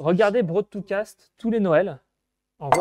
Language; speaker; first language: French; native; French